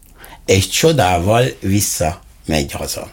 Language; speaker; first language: Hungarian; non-native, fluent; Arabic